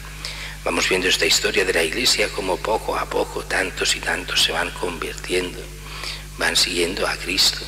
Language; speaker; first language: Spanish; native; Spanish